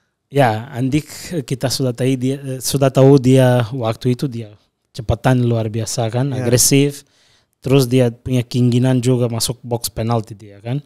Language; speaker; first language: Indonesian; non-native, fluent; Portuguese